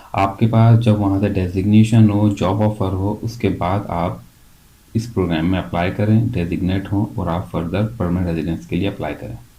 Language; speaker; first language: Hindi; native; Hindi